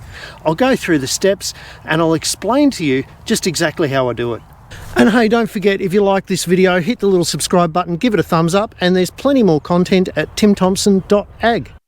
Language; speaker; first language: English; native; English